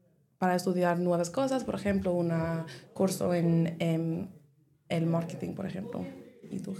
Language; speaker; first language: Spanish; non-native, learner; English